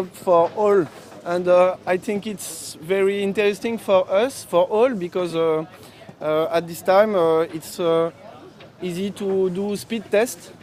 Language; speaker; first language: English; non-native, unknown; French